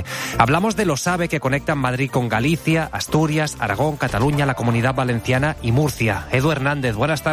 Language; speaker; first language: Spanish; native; Spanish